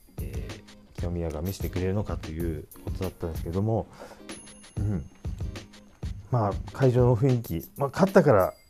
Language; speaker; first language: Japanese; native; Japanese